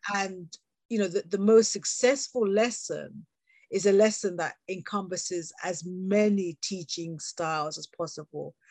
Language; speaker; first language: English; native; English